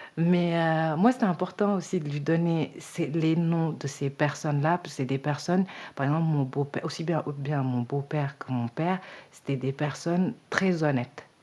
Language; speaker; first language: French; early bilingual, other home language; Wolof